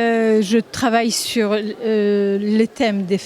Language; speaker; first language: French; non-native, fluent; Japanese